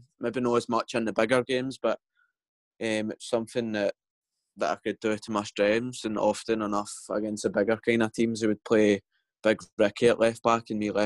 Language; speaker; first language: English; native; English